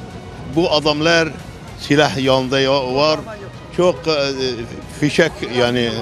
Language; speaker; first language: Turkish; non-native, learner; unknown